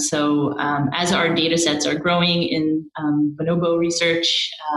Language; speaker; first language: English; native; English